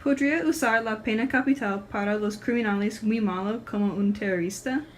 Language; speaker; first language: Spanish; non-native, learner; English